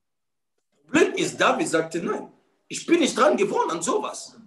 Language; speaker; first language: German; non-native, fluent; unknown